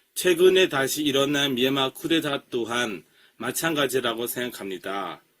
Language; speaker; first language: Korean; non-native, fluent; Burmese